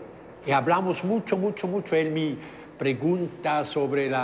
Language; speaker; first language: Spanish; non-native, fluent; German